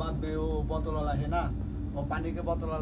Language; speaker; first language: Hindi; non-native, learner; Bangla